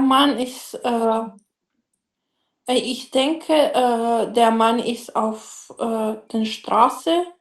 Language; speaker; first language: German; non-native, learner; Macedonian